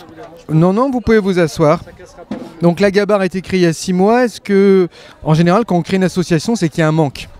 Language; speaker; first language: French; native; French